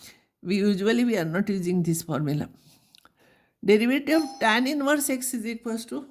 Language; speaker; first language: English; non-native, local second language; Marathi